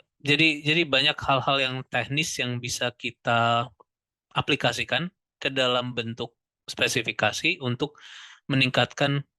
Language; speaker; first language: Indonesian; native; Indonesian